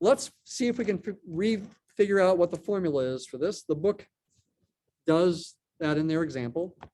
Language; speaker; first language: English; native; English